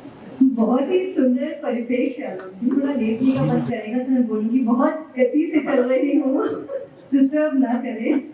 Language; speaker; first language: Hindi; native; Hindi